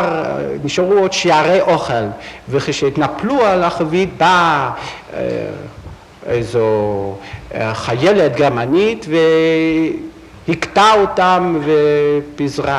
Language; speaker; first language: Hebrew; non-native, fluent; Dutch